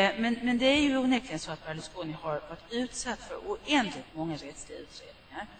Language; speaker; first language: Swedish; native; Swedish